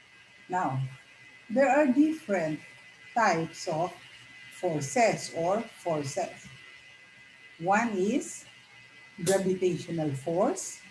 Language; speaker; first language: English; non-native, local second language; Filipino